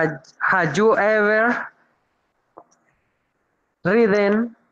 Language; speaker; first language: English; non-native, learner; Spanish